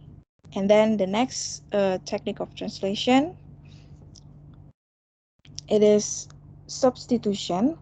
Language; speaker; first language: English; non-native, fluent; Indonesian